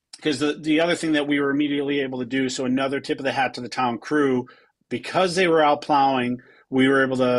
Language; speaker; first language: English; native; English